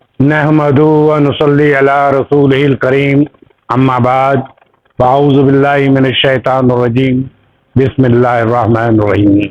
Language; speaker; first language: Urdu; native; Urdu